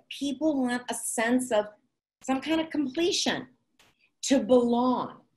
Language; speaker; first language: English; native; English